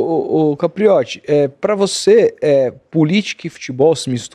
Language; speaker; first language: Portuguese; native; Portuguese